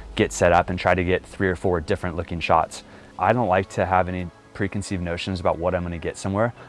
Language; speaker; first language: English; native; English